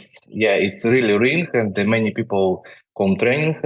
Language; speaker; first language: English; non-native, learner; Ukrainian